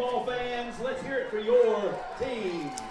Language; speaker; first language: English; native; English